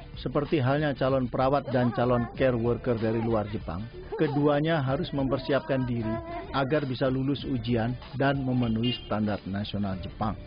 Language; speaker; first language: Indonesian; native; Indonesian